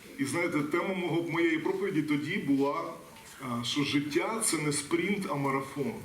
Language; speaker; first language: Ukrainian; non-native, local second language; Russian